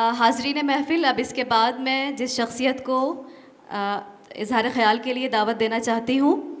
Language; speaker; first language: Urdu; native; Urdu